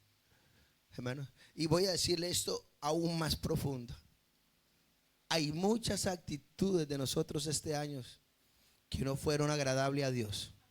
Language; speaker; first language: Spanish; native; Spanish